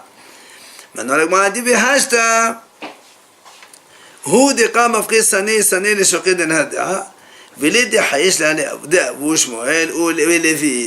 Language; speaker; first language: French; native; French